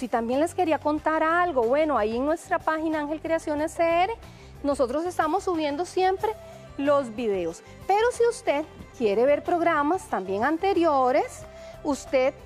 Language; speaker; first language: Spanish; native; Spanish